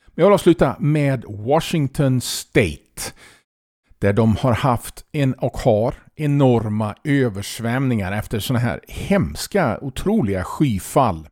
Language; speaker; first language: Swedish; native; Swedish